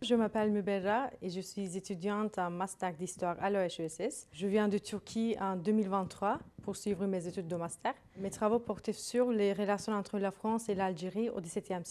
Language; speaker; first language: French; non-native, learner; Turkish